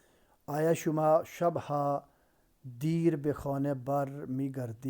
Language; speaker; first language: Persian; non-native, fluent; Urdu